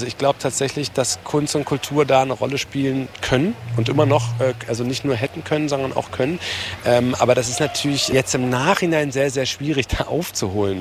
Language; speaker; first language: German; native; German